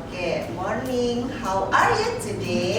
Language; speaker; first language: English; non-native, local second language; Indonesian